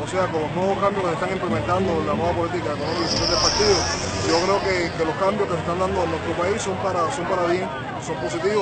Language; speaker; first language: Spanish; native; Spanish